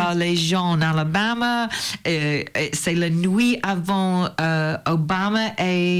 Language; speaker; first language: French; non-native, learner; English